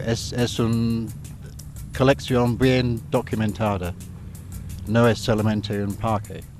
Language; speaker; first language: Spanish; non-native, learner; English